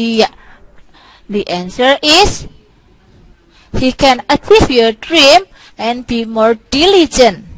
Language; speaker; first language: English; non-native, local second language; Indonesian